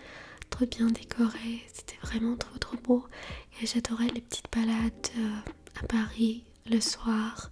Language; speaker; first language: French; non-native, fluent; Armenian